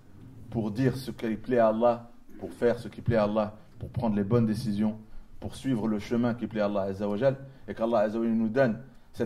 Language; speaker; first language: French; native; French